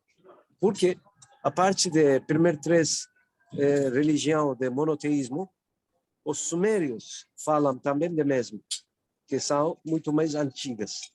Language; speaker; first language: Portuguese; non-native, learner; Turkish